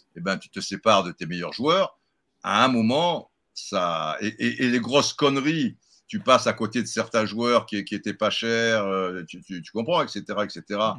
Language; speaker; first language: French; native; French